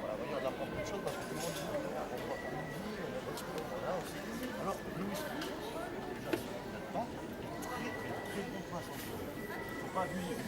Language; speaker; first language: French; native; French